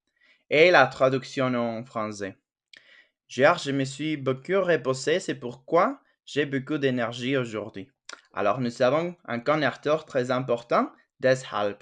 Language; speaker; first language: French; non-native, fluent; Spanish